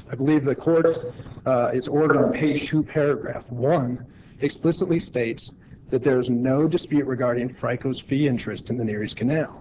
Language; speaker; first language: English; native; English